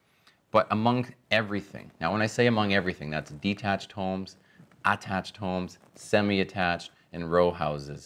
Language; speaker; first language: English; native; English